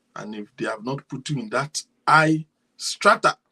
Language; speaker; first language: English; non-native, local second language; Yoruba